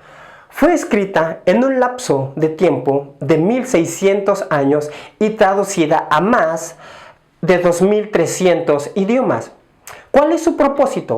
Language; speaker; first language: Spanish; native; Spanish